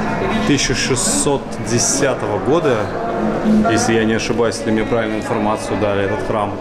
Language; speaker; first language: Russian; native; Russian